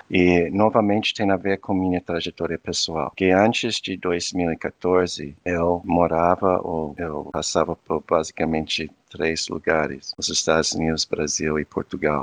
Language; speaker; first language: Portuguese; non-native, fluent; English